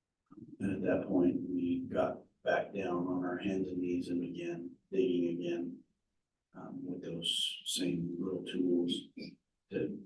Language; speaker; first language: English; native; English